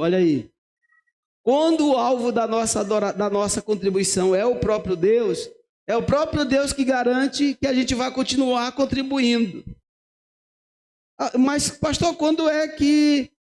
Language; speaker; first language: Portuguese; native; Portuguese